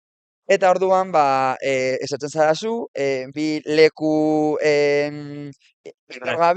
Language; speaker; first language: Basque; non-native, local second language; Spanish